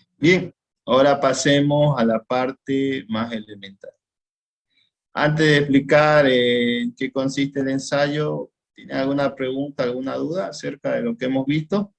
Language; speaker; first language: Spanish; native; Spanish